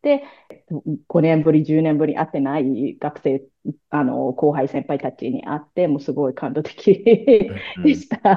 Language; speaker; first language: Japanese; non-native, fluent; Cantonese